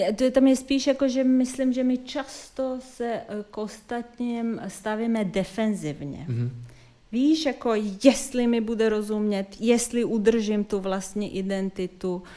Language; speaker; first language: Czech; non-native, fluent; Serbian